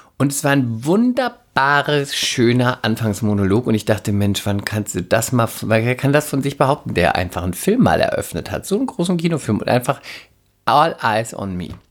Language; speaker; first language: German; non-native, fluent; Spanish